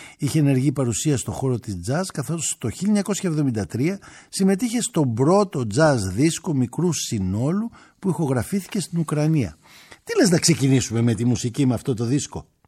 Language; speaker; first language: Greek; native; Greek